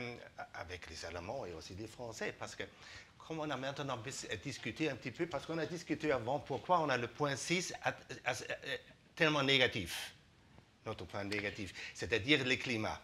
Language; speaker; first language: French; non-native, fluent; German